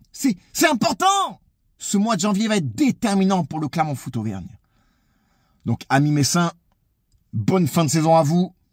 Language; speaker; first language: French; native; French